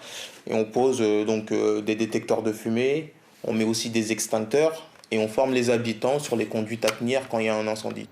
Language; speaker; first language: French; early bilingual, other home language; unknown